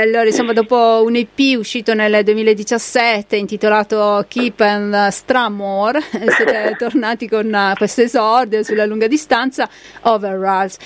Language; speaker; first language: Italian; native; Italian